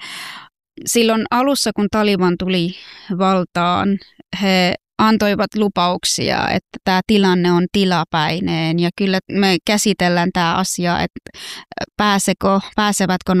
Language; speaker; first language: Finnish; non-native, fluent; Persian